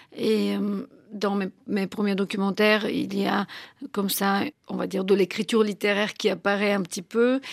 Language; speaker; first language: French; non-native, fluent; Bulgarian